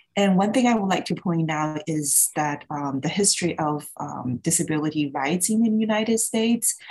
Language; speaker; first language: English; early bilingual, other home language; Thai